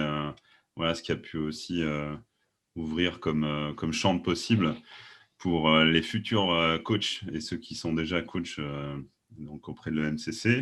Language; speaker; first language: French; native; French